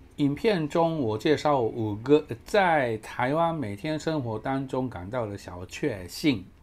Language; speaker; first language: Chinese; non-native, fluent; Japanese